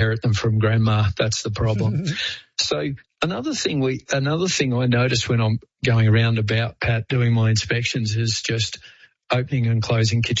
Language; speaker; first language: English; native; English